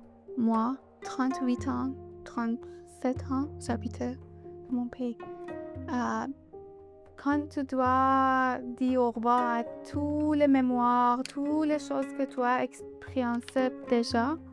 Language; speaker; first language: French; non-native, learner; Persian